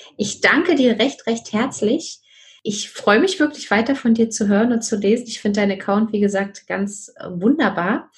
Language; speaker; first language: German; native; German